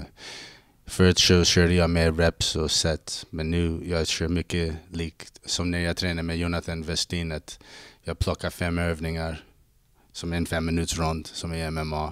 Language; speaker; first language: Swedish; non-native, fluent; English